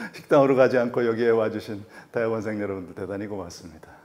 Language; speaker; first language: Korean; native; Korean